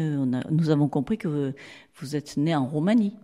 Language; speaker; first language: French; native; French